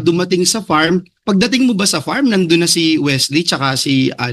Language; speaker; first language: Filipino; native; Filipino